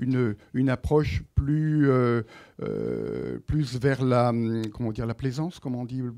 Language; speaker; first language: French; native; French